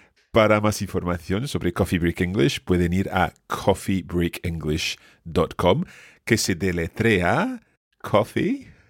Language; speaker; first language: Spanish; native; Spanish